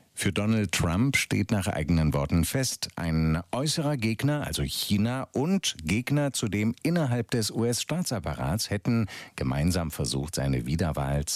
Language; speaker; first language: German; native; German